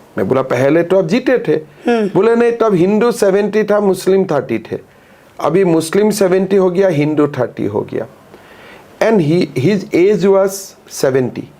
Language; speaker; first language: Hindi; non-native, local second language; Assamese